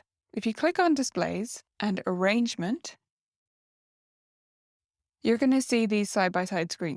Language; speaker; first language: English; native; English